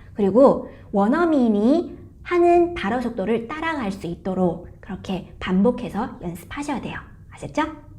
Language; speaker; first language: Korean; non-native, fluent; Chinese